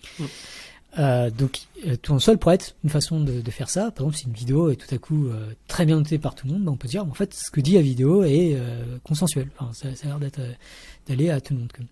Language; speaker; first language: French; early bilingual, other home language; Vietnamese